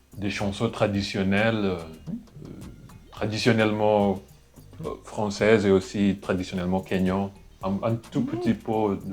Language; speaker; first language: French; non-native, fluent; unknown